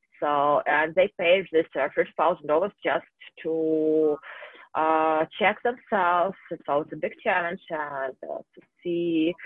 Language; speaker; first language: English; non-native, fluent; Russian